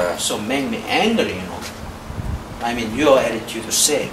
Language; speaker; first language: English; non-native, learner; Korean